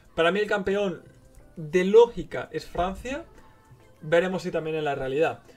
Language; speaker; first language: Spanish; native; Spanish